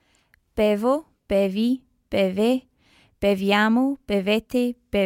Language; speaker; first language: Italian; non-native, learner; English